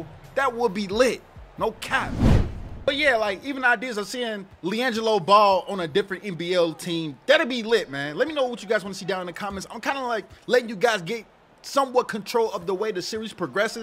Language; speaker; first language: English; native; English